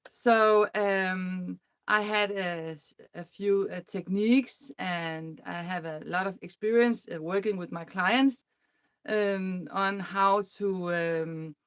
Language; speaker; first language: English; non-native, fluent; Danish